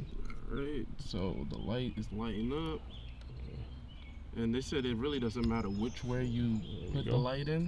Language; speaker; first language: English; native; English